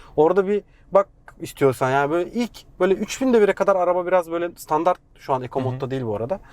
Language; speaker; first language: Turkish; native; Turkish